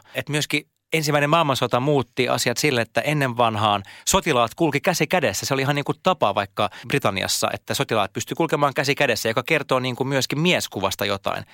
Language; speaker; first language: Finnish; non-native, local second language; Swedish